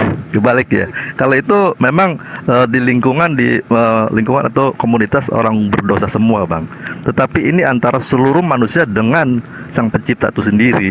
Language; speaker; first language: Indonesian; native; Indonesian